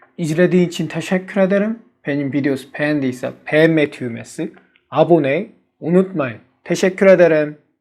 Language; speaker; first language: Turkish; non-native, learner; Korean